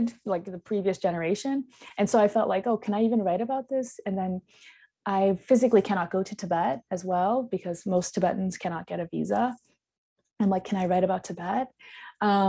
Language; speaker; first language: English; non-native, local second language; Tibetan